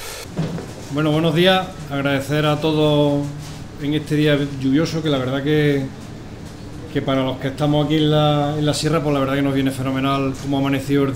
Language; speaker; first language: Spanish; native; Spanish